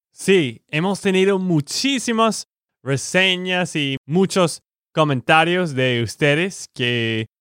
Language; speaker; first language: Spanish; non-native, fluent; English